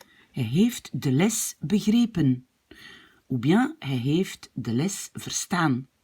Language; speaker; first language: Dutch; non-native, fluent; French